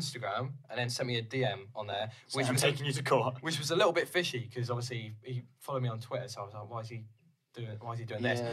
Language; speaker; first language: English; native; English